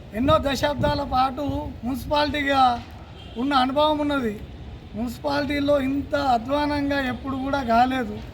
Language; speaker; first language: Telugu; native; Telugu